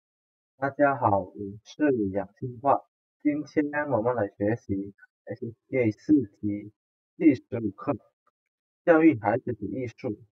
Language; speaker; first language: Chinese; non-native, fluent; Indonesian